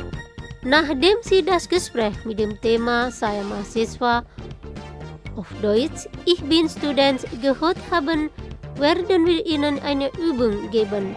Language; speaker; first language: German; non-native, fluent; Indonesian